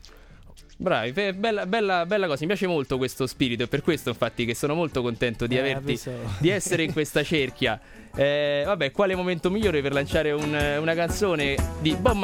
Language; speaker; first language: Italian; native; Italian